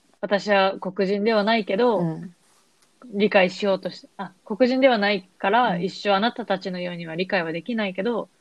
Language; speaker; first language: Japanese; native; Japanese